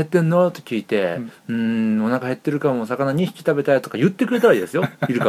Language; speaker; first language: Japanese; native; Japanese